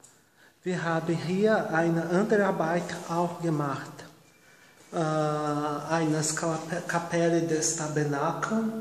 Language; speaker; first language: German; non-native, learner; Portuguese